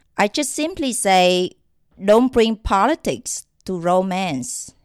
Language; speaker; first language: English; non-native, fluent; Vietnamese